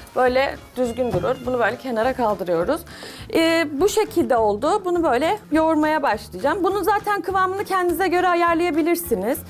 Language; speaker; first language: Turkish; native; Turkish